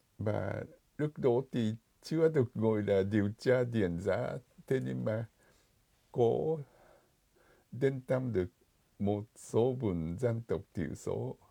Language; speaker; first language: Vietnamese; non-native, fluent; Japanese